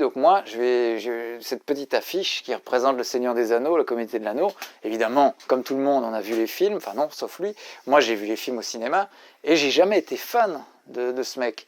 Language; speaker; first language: French; native; French